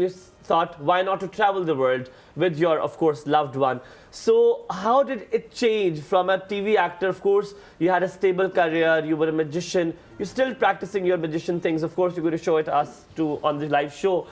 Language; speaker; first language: English; non-native, fluent; Urdu